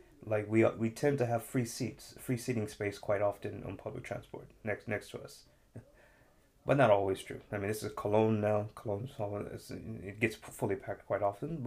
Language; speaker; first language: English; native; English